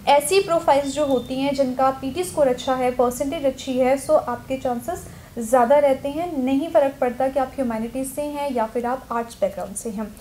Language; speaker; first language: Hindi; native; Hindi